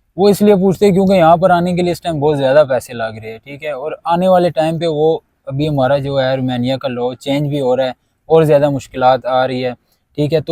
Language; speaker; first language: Urdu; non-native, local second language; Pashto